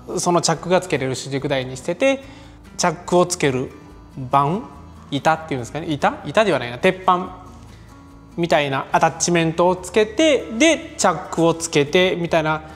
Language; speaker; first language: Japanese; native; Japanese